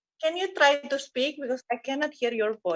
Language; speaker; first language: English; non-native, fluent; Indonesian